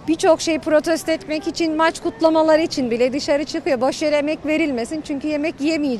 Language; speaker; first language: Turkish; native; Turkish